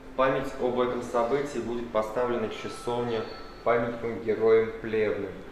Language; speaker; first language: Russian; native; Russian